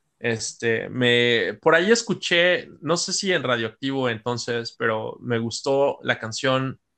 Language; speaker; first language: Spanish; native; Spanish